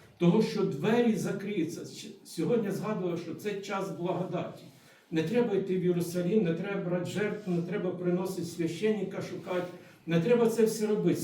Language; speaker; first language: Ukrainian; non-native, local second language; Russian